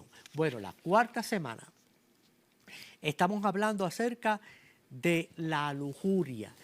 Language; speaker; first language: Spanish; native; Spanish